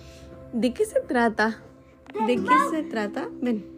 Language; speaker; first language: Spanish; native; Spanish